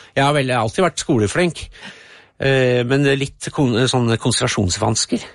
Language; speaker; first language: Norwegian; early bilingual, other home language; English